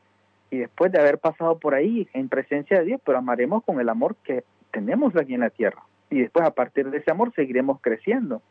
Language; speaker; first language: Spanish; native; Spanish